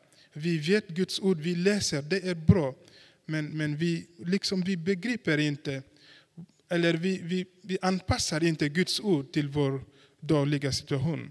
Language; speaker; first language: Swedish; non-native, fluent; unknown